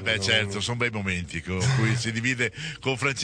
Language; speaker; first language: Italian; native; Italian